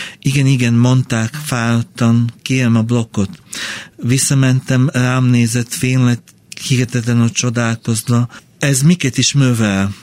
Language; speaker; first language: Hungarian; non-native, fluent; Bulgarian